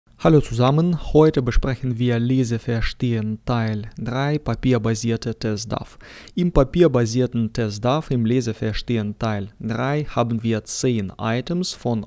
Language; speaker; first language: German; non-native, fluent; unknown